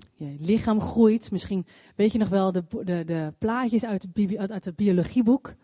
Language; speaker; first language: Dutch; native; Dutch